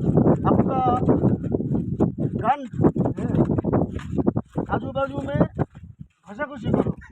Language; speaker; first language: Hindi; non-native, learner; Bangla